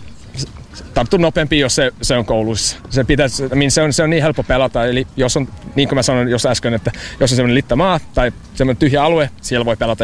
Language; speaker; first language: Finnish; non-native, fluent; English